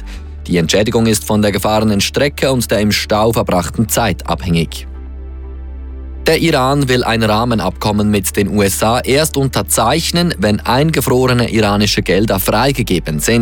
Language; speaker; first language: German; native; German